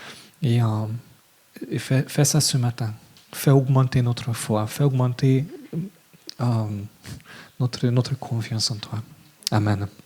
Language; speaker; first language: French; non-native, fluent; English